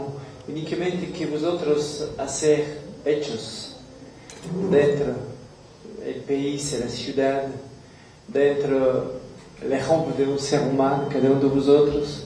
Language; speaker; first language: Spanish; non-native, learner; French